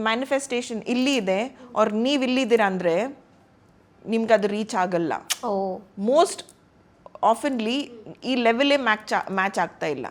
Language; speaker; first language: Kannada; non-native, local second language; Hindi